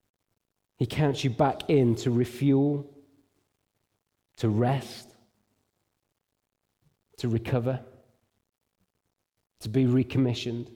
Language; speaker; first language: English; native; English